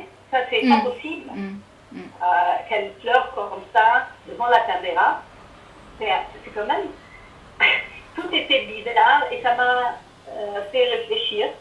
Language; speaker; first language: French; non-native, fluent; Arabic